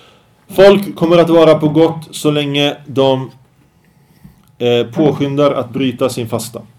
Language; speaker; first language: Swedish; early bilingual, other home language; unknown